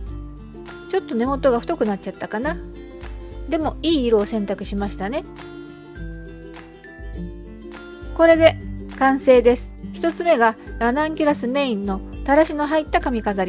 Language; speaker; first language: Japanese; native; Japanese